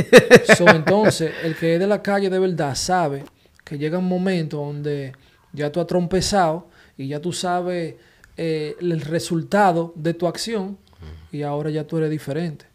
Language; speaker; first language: Spanish; early bilingual, heritage; Spanish